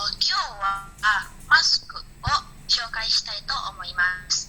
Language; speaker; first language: Japanese; non-native, learner; Indonesian